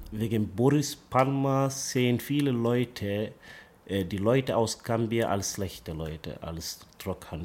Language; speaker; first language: German; non-native, learner; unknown